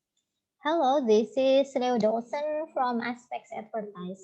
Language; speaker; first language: English; non-native, fluent; Indonesian